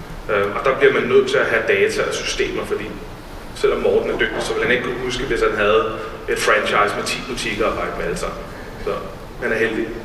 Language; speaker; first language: Danish; native; Danish